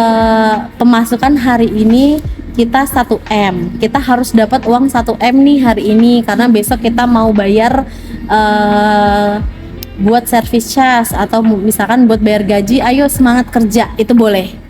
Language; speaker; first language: Indonesian; native; Indonesian